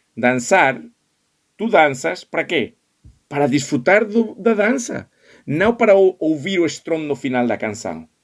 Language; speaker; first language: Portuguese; non-native, fluent; Spanish